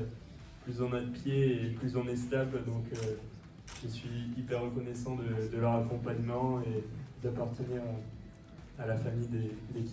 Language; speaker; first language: French; native; French